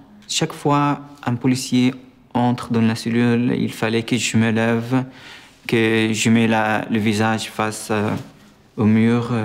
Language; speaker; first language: French; non-native, fluent; Arabic